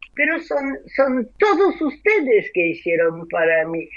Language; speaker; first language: Spanish; non-native, fluent; French